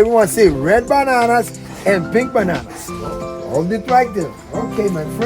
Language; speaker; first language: English; non-native, local second language; Spanish